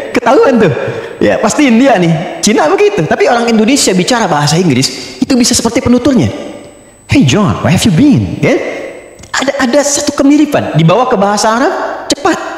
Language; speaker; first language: Indonesian; native; Indonesian